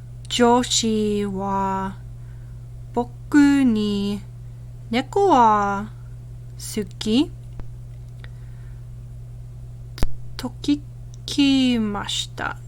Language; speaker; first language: Japanese; non-native, learner; English